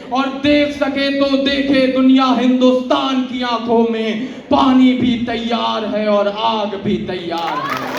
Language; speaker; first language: Hindi; native; Hindi